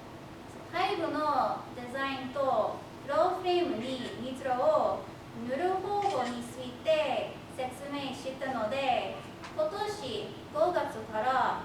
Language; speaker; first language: Japanese; non-native, fluent; English